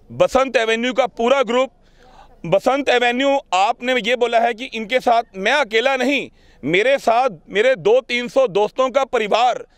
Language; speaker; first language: Hindi; non-native, local second language; Punjabi